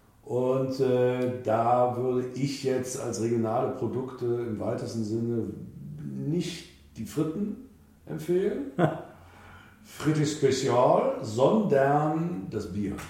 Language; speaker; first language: German; native; German